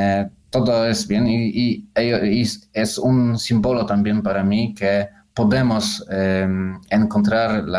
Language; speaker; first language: Spanish; non-native, fluent; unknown